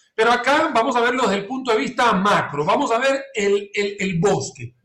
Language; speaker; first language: Spanish; native; Spanish